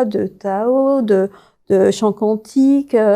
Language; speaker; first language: French; native; French